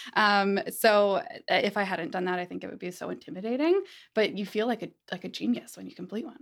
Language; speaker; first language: English; native; English